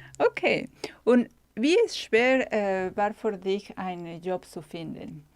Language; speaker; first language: German; non-native, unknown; Spanish